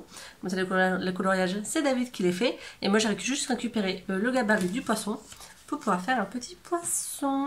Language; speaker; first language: French; native; French